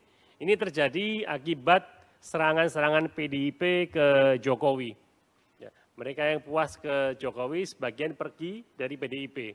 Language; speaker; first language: Indonesian; native; Indonesian